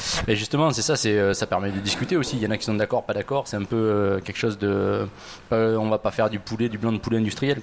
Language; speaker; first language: French; native; French